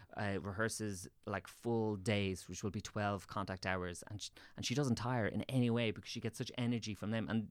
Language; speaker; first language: English; native; English